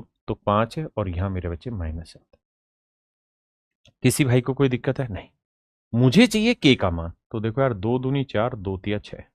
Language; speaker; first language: Hindi; native; Hindi